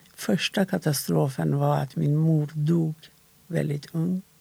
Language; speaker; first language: Swedish; non-native, fluent; Persian